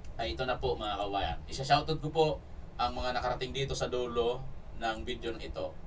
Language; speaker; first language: Filipino; non-native, local second language; Cebuano